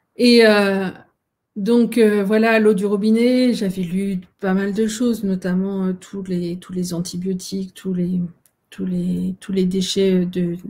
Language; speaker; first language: French; native; French